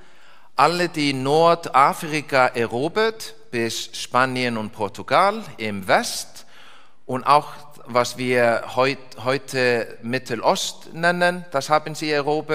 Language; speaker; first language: German; non-native, fluent; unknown